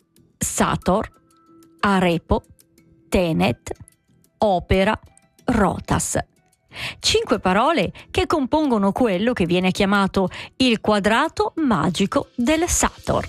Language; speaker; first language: Italian; native; Italian